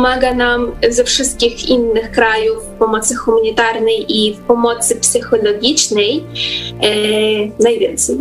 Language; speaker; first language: Polish; non-native, fluent; Ukrainian